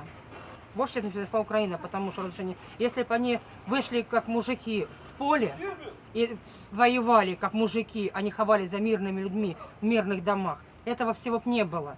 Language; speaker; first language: Russian; native; Russian